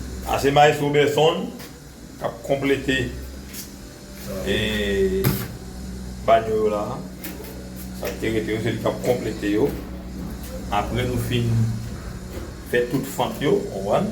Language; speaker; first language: French; non-native, local second language; Haitian Creole